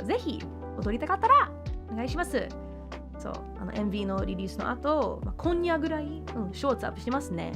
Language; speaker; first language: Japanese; non-native, fluent; English